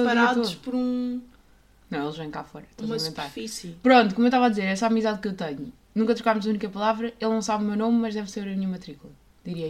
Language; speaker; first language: Portuguese; native; Portuguese